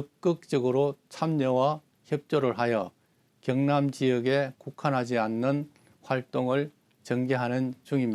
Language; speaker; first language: Korean; native; Korean